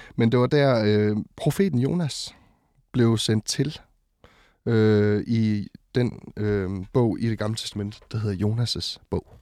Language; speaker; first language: Danish; native; Danish